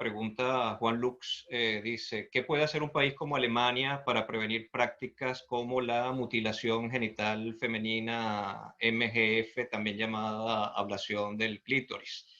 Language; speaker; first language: Spanish; native; Spanish